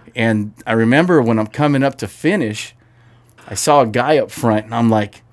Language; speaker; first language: English; native; English